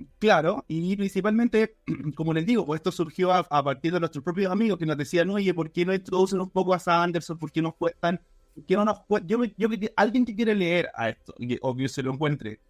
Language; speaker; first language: Spanish; native; Spanish